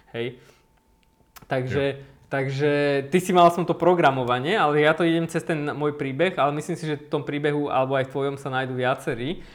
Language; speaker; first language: Slovak; early bilingual, other home language; Armenian